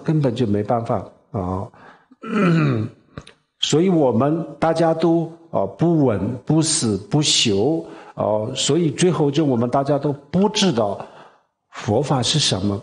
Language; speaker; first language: Chinese; non-native, local second language; Tibetan